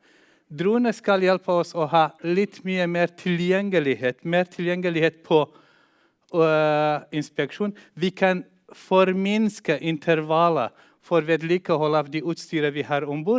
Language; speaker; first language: Norwegian; non-native, fluent; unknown